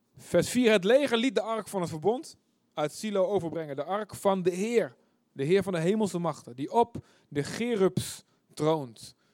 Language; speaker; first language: Dutch; native; Dutch